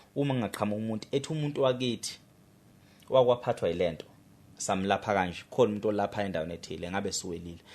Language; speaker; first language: Zulu; native; Zulu